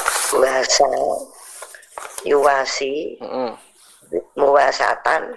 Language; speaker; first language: Arabic; non-native, learner; Indonesian